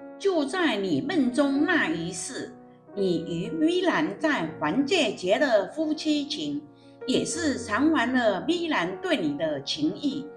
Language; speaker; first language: Chinese; native; Chinese